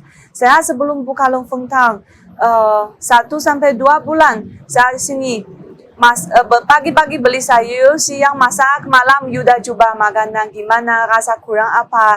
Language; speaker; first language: Indonesian; non-native, learner; Chinese